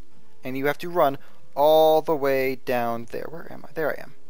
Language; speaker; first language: English; native; English